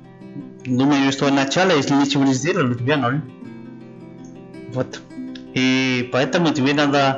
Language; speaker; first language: Russian; non-native, learner; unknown